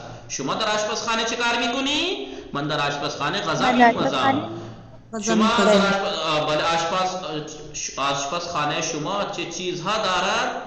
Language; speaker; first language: Persian; non-native, fluent; Urdu